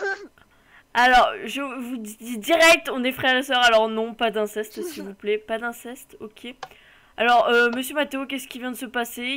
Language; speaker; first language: French; native; French